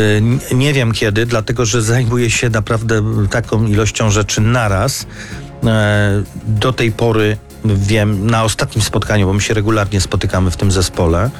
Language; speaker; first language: Polish; native; Polish